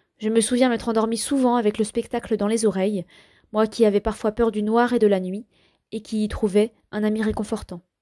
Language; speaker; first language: French; native; French